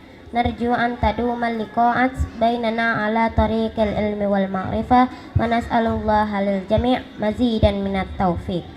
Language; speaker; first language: Arabic; non-native, learner; Indonesian